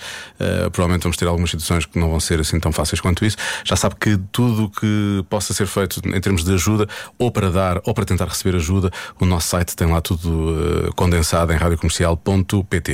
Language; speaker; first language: Portuguese; native; Portuguese